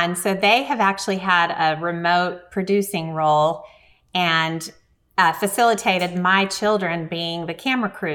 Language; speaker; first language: English; native; English